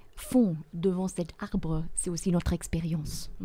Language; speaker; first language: French; non-native, fluent; German